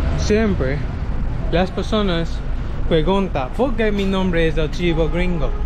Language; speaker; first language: Spanish; non-native, learner; English